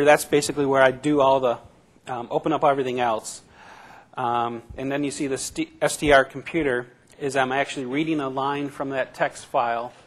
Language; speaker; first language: English; native; English